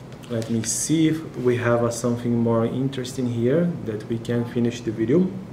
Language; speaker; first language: English; non-native, learner; Portuguese